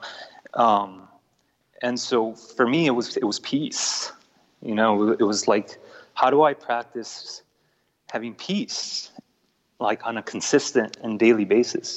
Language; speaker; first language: English; native; English